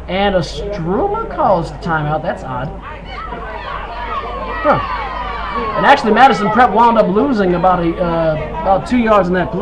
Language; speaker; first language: English; native; English